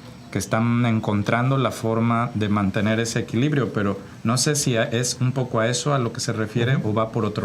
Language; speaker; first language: Spanish; native; Spanish